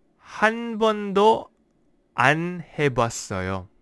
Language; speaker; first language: Korean; non-native, learner; English